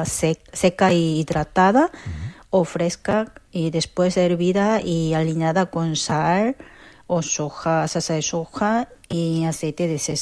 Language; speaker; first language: Spanish; non-native, fluent; Korean